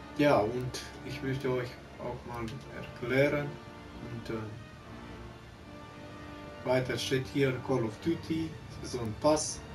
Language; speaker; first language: German; non-native, local second language; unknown